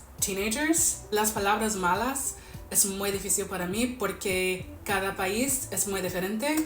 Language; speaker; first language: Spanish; non-native, learner; English